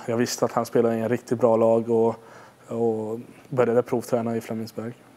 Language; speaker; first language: Swedish; non-native, fluent; Hungarian